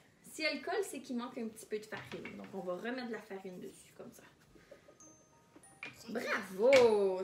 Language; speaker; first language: French; native; French